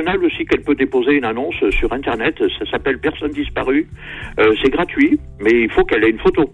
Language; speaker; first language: French; native; French